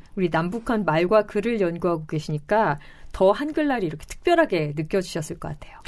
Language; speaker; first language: Korean; native; Korean